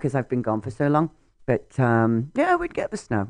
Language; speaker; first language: English; native; English